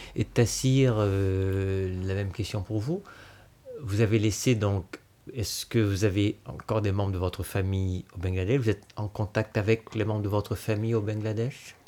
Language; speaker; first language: French; native; French